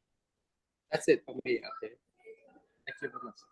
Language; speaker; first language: English; non-native, learner; Thai